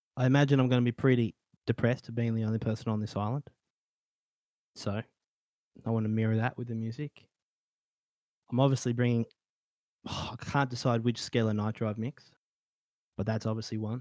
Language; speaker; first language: English; native; English